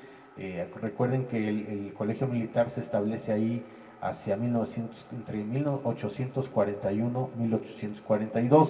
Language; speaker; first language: Spanish; native; Spanish